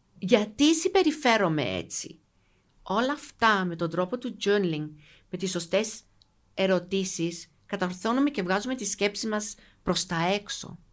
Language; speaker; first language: Greek; native; Greek